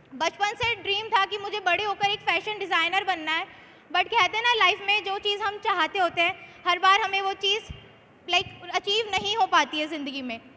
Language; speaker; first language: Hindi; native; Hindi